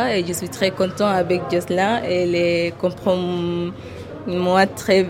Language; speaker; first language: French; non-native, learner; Arabic